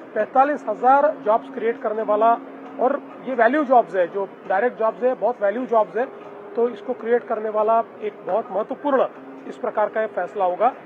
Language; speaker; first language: Hindi; non-native, local second language; Marathi